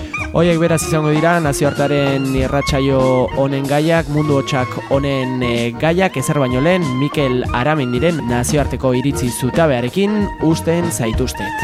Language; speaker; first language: Basque; native; Basque